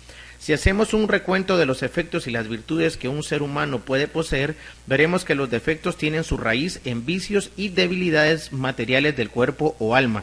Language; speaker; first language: Spanish; native; Spanish